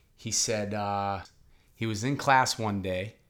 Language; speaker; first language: English; native; English